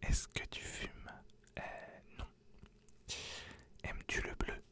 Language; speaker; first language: French; native; French